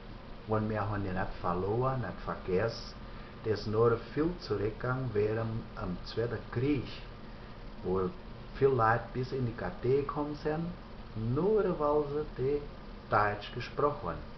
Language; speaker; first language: German; early bilingual, heritage; German